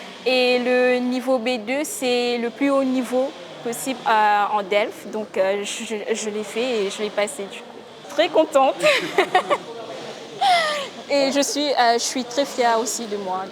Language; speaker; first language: French; non-native, local second language; Morisyen